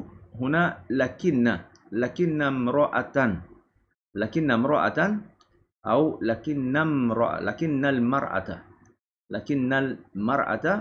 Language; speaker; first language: Arabic; non-native, fluent; Malay